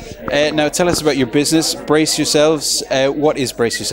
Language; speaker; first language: English; native; English